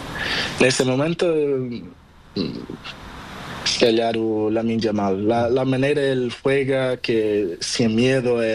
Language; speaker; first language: Spanish; non-native, learner; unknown